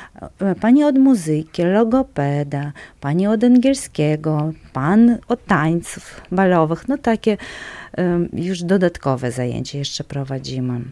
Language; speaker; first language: Polish; non-native, local second language; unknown